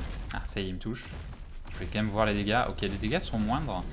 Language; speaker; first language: French; native; French